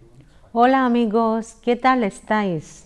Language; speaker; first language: Spanish; non-native, fluent; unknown